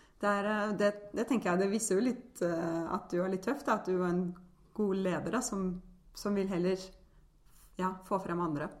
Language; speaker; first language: Norwegian; early bilingual, other home language; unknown